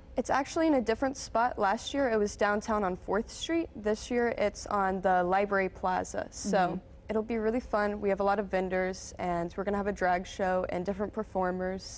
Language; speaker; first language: English; native; English